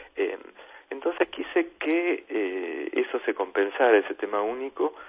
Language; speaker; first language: Spanish; native; Spanish